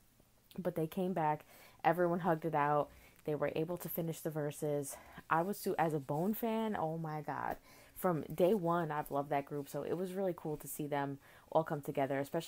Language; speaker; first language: English; native; English